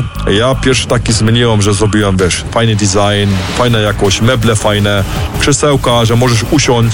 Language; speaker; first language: Polish; early bilingual, heritage; Polish